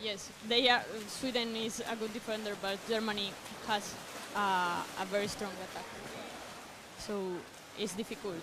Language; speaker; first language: English; non-native, learner; Spanish